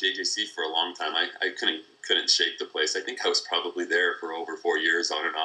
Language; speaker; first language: English; native; English